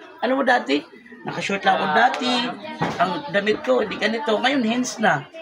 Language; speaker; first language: Filipino; non-native, local second language; Waray